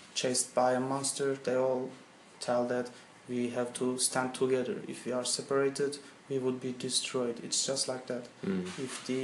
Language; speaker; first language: English; non-native, fluent; Turkish